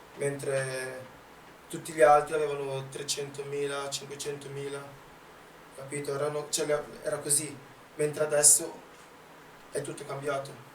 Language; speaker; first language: Italian; early bilingual, other home language; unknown